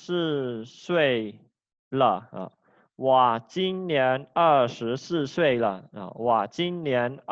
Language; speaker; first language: Chinese; non-native, fluent; Khmer